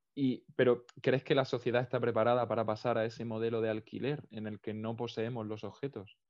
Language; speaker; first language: Spanish; native; Spanish